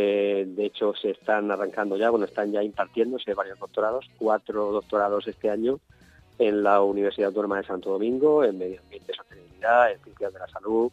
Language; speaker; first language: Spanish; native; Spanish